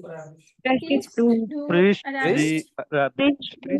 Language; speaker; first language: German; non-native, learner; Urdu